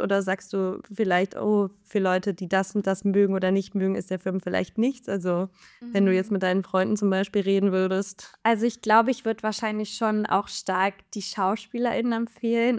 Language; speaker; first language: German; native; German